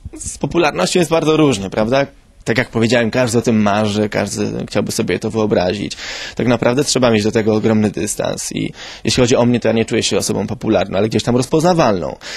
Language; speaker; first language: Polish; early bilingual, heritage; Spanish